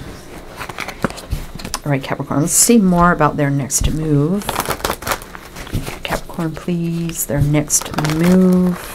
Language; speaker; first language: English; native; English